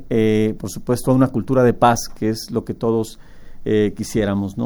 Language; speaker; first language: Spanish; native; Spanish